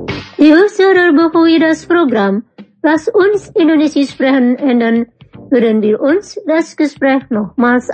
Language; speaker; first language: German; non-native, fluent; Indonesian